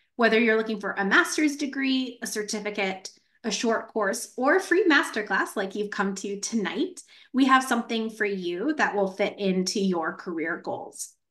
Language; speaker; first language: English; native; English